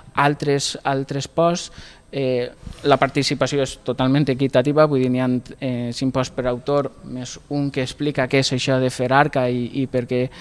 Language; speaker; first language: Catalan; native; Catalan